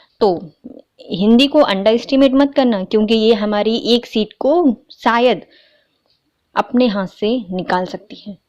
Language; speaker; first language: Hindi; native; Hindi